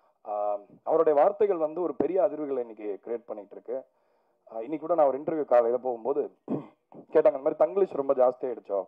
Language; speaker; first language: Tamil; native; Tamil